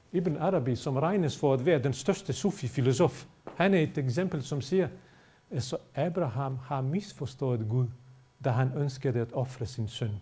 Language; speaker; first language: Danish; non-native, fluent; Bosnian